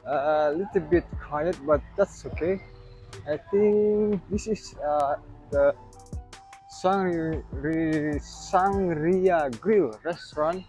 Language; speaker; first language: English; non-native, learner; Indonesian